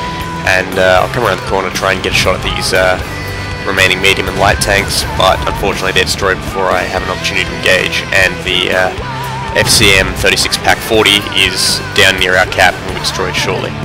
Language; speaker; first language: English; native; English